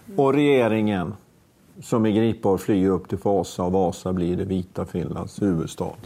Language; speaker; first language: Swedish; native; Swedish